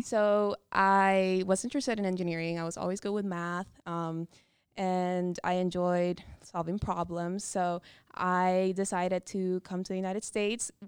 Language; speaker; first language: English; non-native, fluent; Spanish